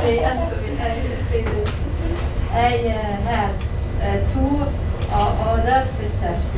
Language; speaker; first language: English; non-native, learner; Arabic